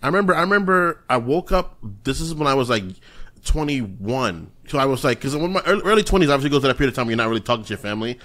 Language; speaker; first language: English; native; English